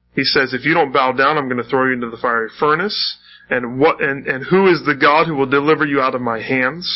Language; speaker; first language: English; native; English